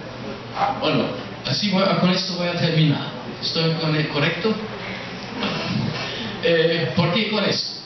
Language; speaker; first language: Spanish; non-native, fluent; German